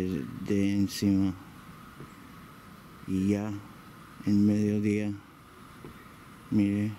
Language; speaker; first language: Spanish; early bilingual, heritage; Spanish